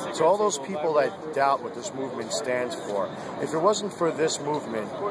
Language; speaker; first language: English; native; English